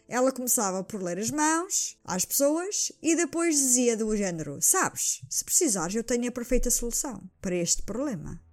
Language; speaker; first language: Portuguese; early bilingual, heritage; Portuguese